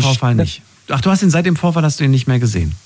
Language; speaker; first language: German; native; German